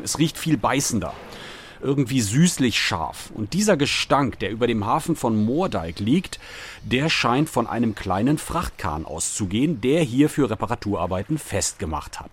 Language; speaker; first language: German; native; German